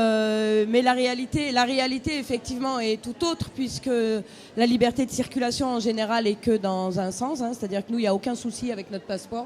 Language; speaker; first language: French; native; French